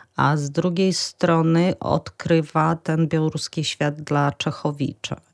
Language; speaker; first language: Polish; non-native, fluent; Russian